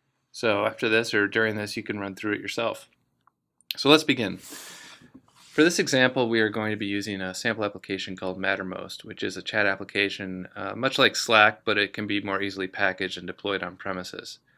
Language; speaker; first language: English; native; English